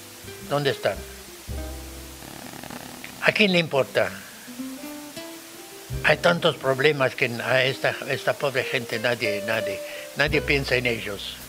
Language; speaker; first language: Spanish; non-native, fluent; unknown